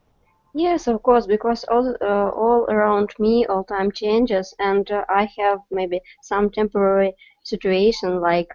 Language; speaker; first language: English; non-native, learner; Russian